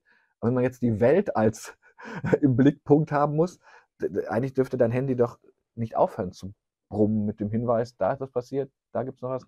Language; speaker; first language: German; native; German